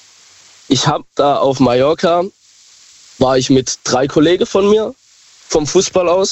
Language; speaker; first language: German; native; German